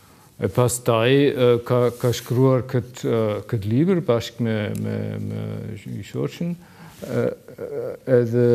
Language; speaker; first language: Albanian; non-native, learner; German